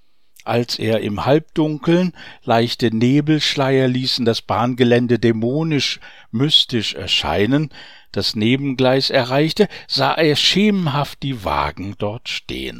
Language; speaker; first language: German; native; German